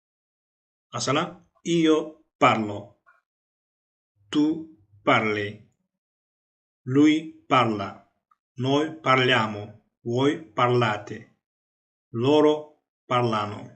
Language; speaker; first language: Italian; non-native, fluent; Uzbek